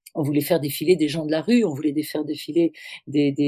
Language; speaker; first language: French; native; French